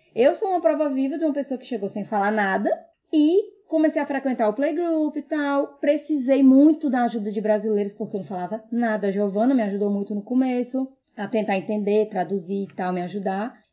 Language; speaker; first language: Portuguese; native; Portuguese